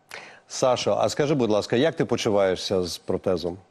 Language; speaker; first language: Ukrainian; native; Ukrainian